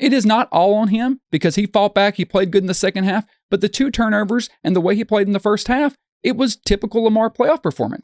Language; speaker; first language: English; native; English